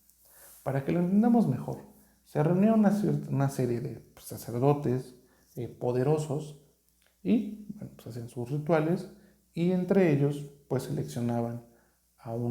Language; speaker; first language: Spanish; native; Spanish